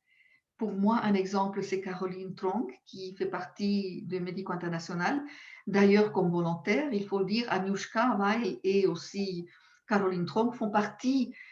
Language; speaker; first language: French; non-native, local second language; German